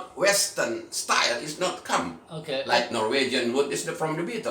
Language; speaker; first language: English; non-native, learner; Indonesian